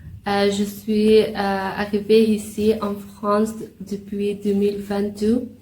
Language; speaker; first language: French; non-native, learner; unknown